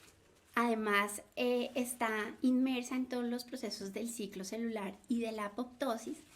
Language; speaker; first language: Spanish; native; Spanish